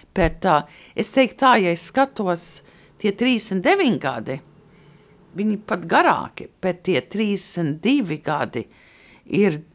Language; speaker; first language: Latvian; early bilingual, heritage; Latvian